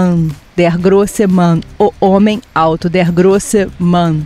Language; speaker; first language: German; non-native, fluent; Portuguese